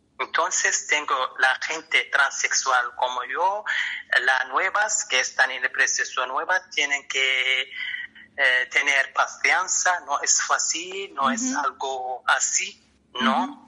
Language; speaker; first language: Spanish; non-native, learner; Arabic